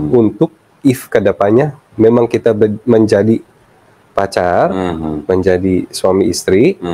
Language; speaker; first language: Indonesian; early bilingual, other home language; Filipino